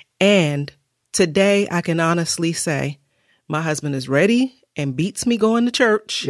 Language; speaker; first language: English; native; English